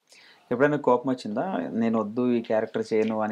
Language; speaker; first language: Telugu; native; Telugu